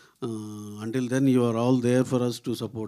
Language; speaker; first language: Telugu; native; Telugu